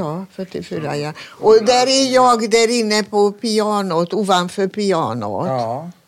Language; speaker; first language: Swedish; non-native, fluent; Hungarian